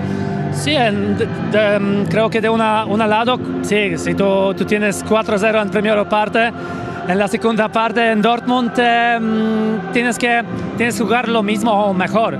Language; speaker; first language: Spanish; non-native, fluent; Polish